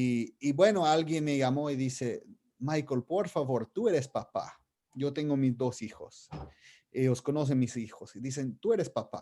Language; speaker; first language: Spanish; non-native, fluent; English